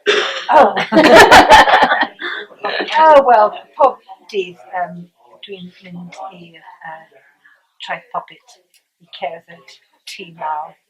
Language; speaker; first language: Welsh; non-native, learner; English